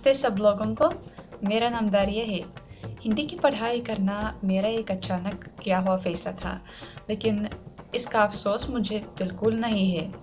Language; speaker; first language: Hindi; non-native, fluent; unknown